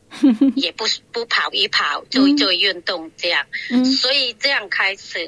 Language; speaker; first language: Chinese; non-native, local second language; Cantonese